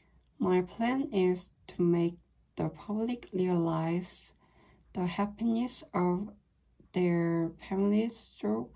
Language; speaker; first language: English; non-native, learner; Korean